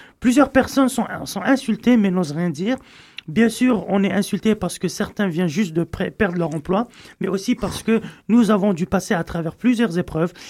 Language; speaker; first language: French; native; French